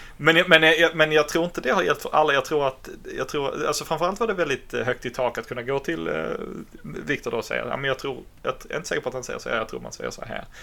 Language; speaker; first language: Swedish; native; Swedish